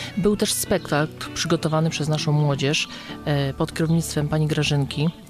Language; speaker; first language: Polish; native; Polish